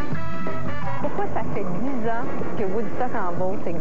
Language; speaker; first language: French; native; French